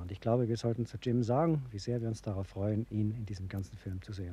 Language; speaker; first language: German; native; German